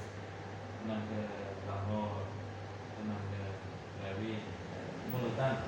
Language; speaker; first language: Indonesian; native; Indonesian